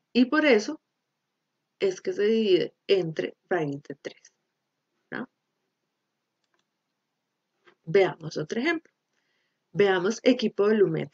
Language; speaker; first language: Spanish; native; Spanish